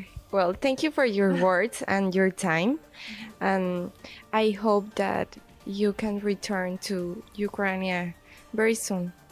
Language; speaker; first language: English; non-native, learner; Spanish